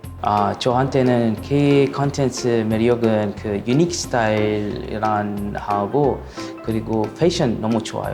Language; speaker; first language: Korean; non-native, learner; Arabic